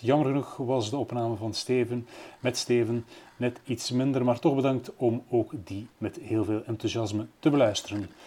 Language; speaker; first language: Dutch; native; Dutch